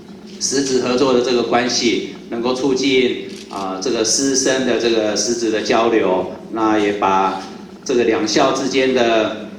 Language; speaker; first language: Chinese; native; Chinese